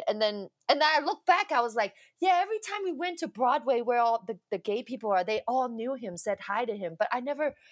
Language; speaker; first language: English; non-native, local second language; Cantonese